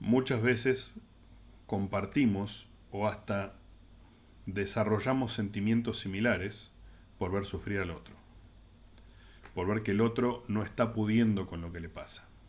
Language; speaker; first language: Spanish; native; Spanish